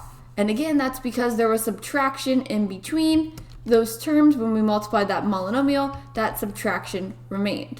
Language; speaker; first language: English; native; English